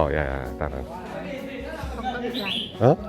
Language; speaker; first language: Vietnamese; non-native, learner; Korean